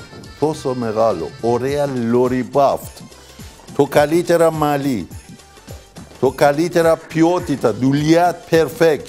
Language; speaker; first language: Greek; non-native, learner; Persian